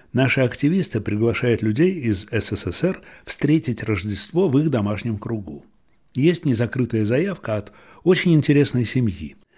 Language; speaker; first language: Russian; native; Russian